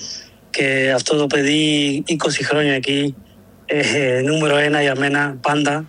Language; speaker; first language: Greek; non-native, learner; Spanish